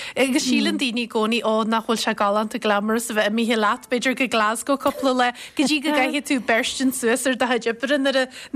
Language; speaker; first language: Irish; native; Irish